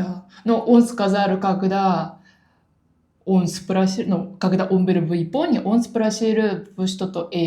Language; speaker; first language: Russian; non-native, learner; Japanese